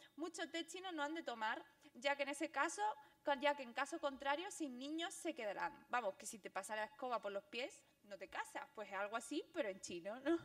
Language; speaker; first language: Spanish; early bilingual, other home language; Chinese